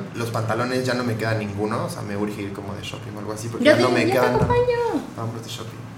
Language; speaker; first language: Spanish; native; Spanish